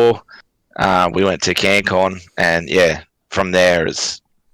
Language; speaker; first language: English; native; English